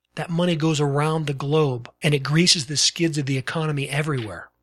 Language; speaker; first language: English; native; English